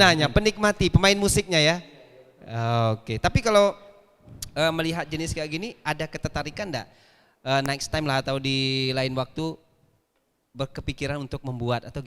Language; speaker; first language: Malay; native; Malay